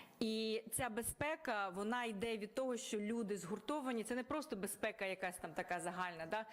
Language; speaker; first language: Ukrainian; native; Ukrainian